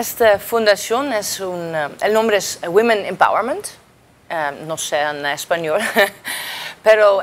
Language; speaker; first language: Spanish; non-native, learner; Dutch